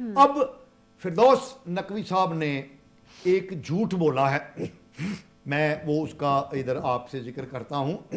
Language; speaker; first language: Urdu; non-native, local second language; Punjabi